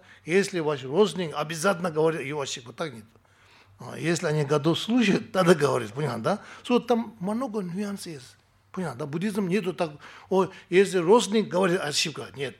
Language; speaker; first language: Russian; non-native, learner; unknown